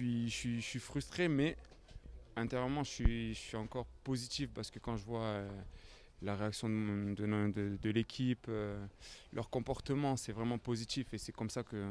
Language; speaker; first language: French; native; French